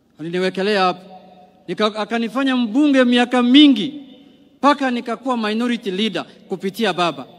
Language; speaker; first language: Swahili; non-native, local second language; Somali